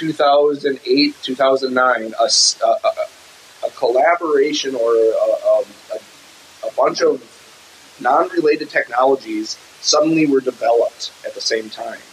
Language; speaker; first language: English; native; English